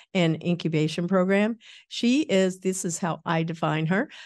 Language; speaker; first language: English; native; English